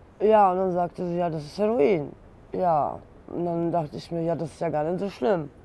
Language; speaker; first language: German; early bilingual, other home language; Polish